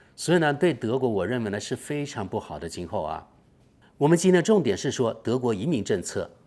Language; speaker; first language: Chinese; native; Chinese